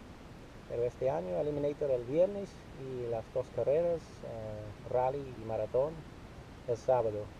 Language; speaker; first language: Spanish; non-native, fluent; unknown